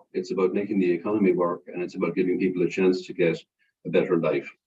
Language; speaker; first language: English; non-native, fluent; Irish